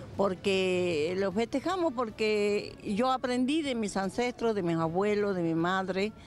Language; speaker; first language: Spanish; native; Spanish